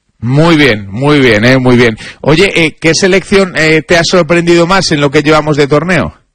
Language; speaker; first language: Spanish; native; Spanish